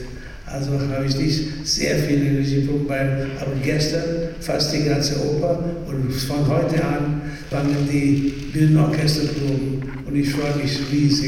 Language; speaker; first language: German; non-native, fluent; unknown